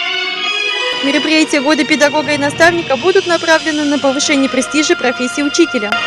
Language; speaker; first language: Russian; native; Russian